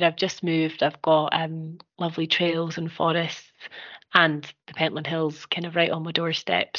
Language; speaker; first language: English; native; English